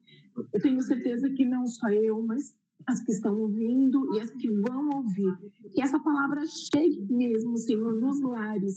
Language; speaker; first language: Portuguese; native; Portuguese